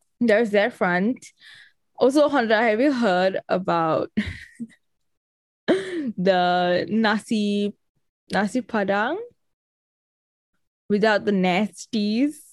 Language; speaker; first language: English; native; English